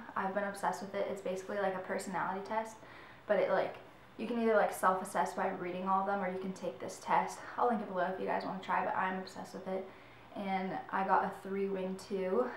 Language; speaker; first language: English; native; English